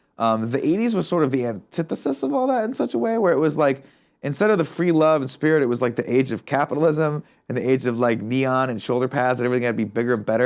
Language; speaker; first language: English; native; English